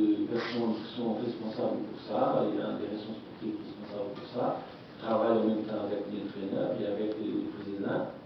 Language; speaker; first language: French; non-native, learner; Portuguese